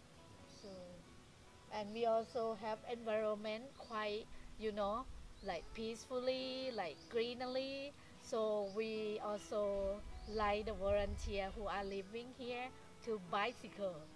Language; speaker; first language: English; non-native, fluent; Thai